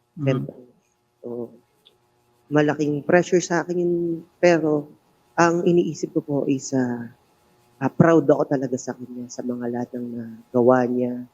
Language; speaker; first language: Filipino; native; Filipino